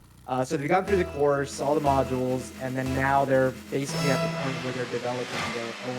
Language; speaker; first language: English; native; English